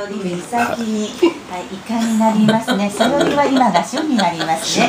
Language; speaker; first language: Japanese; native; Japanese